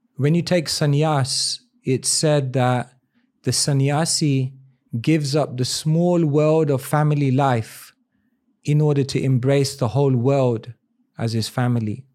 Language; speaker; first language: English; native; English